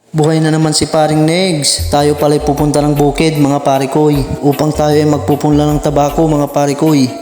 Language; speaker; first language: Filipino; native; Filipino